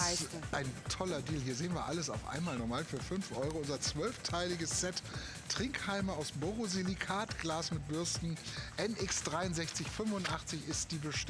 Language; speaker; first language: German; native; German